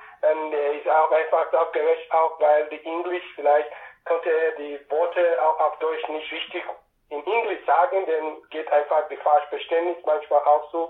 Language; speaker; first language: German; non-native, fluent; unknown